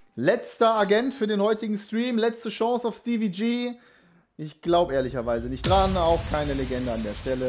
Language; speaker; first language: German; native; German